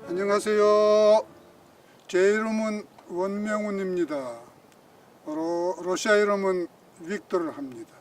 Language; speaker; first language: Korean; early bilingual, heritage; Russian